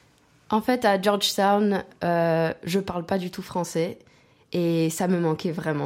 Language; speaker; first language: French; non-native, fluent; Spanish